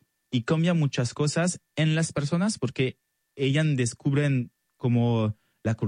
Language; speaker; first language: Spanish; non-native, learner; French